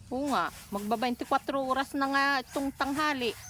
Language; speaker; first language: Filipino; non-native, local second language; Cebuano